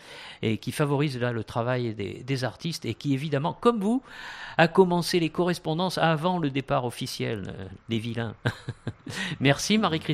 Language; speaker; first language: French; native; French